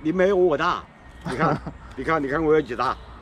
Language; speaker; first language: Chinese; native; Chinese